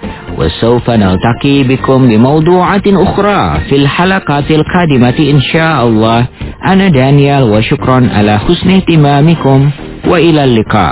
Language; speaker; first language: Arabic; non-native, fluent; Indonesian